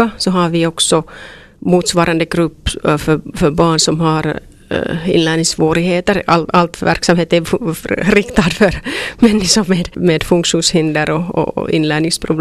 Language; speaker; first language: Swedish; non-native, local second language; Finnish